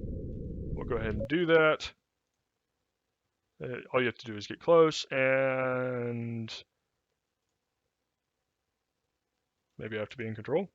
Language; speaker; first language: English; native; English